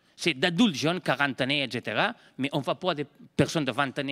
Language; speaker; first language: French; non-native, fluent; Spanish